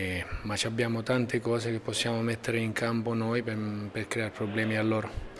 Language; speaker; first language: Italian; native; Italian